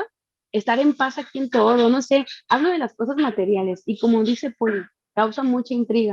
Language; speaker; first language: Spanish; native; Spanish